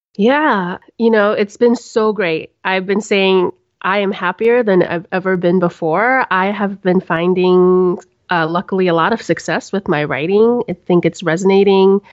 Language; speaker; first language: English; native; English